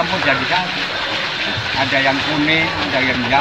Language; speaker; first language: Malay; non-native, local second language; Javanese